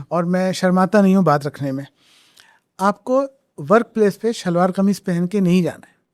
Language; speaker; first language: Urdu; native; Urdu